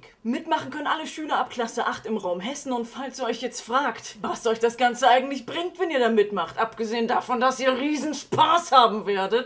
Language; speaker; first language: German; native; German